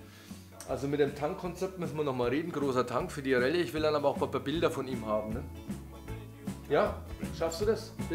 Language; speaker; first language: German; native; German